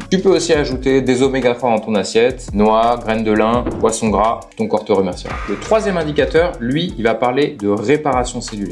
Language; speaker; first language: French; native; French